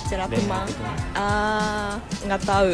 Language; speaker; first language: Indonesian; non-native, learner; Japanese